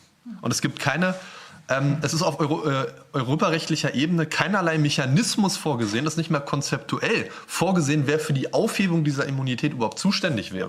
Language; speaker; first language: German; native; German